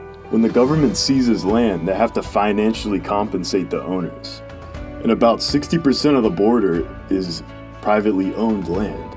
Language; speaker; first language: English; native; English